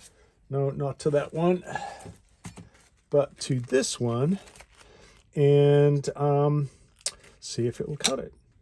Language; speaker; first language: English; native; English